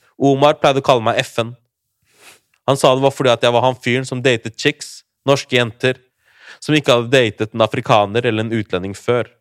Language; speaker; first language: Norwegian; early bilingual, other home language; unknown